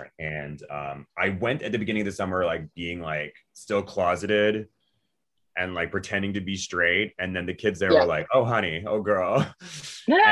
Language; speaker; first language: English; native; English